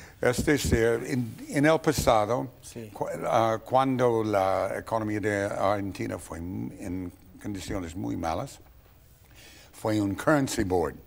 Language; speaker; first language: Spanish; non-native, fluent; English